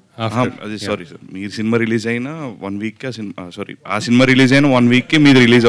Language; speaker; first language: Telugu; native; Telugu